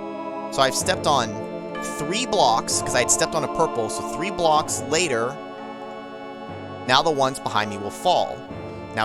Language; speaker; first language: English; native; English